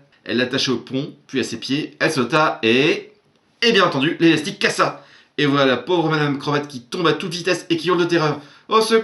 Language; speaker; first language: French; native; French